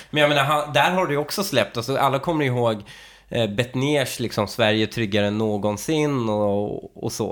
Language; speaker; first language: Swedish; native; Swedish